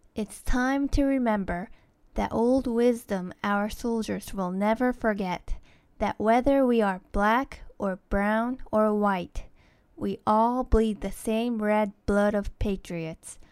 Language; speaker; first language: English; early bilingual, other home language; Japanese